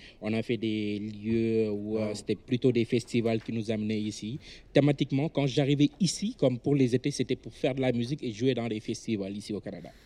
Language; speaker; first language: French; non-native, local second language; Wolof